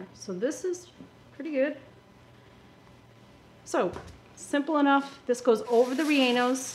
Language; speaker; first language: English; native; English